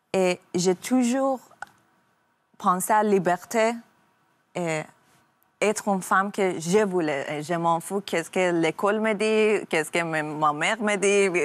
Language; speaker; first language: French; non-native, learner; Persian